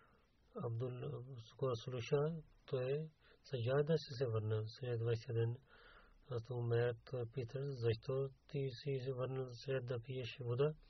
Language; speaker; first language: Bulgarian; non-native, learner; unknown